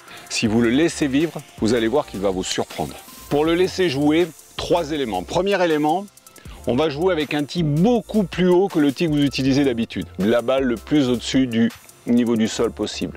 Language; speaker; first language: French; native; French